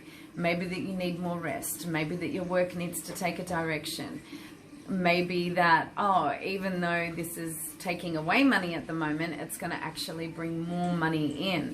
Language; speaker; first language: English; native; English